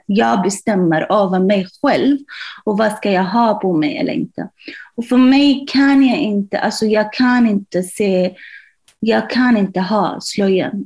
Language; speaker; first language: Swedish; non-native, fluent; Arabic